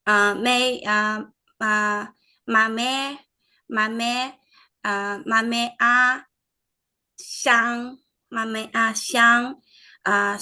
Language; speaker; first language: French; non-native, learner; Vietnamese